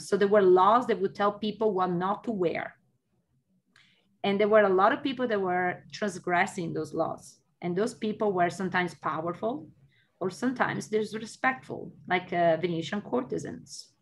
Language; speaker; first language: English; non-native, fluent; Italian